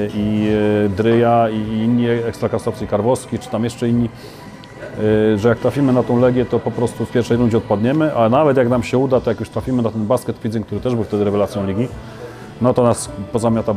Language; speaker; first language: Polish; native; Polish